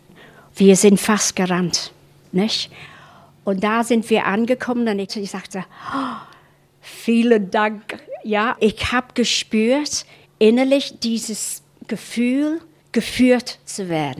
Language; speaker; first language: German; non-native, fluent; English